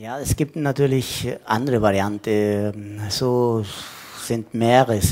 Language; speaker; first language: German; non-native, fluent; Italian